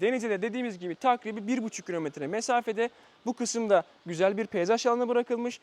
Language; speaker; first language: Turkish; native; Turkish